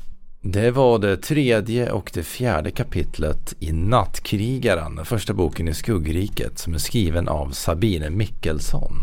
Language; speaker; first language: Swedish; native; Swedish